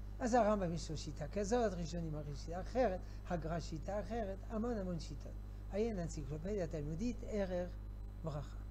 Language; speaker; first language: Hebrew; non-native, fluent; French